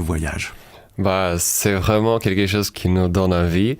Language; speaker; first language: French; non-native, fluent; Ukrainian